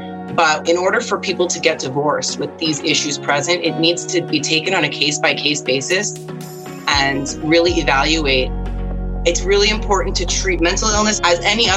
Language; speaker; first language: English; native; English